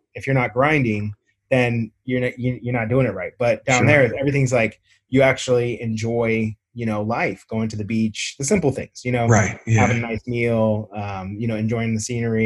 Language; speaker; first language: English; native; English